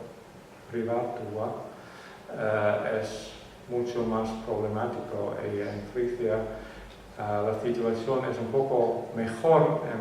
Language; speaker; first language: Spanish; non-native, fluent; Western Frisian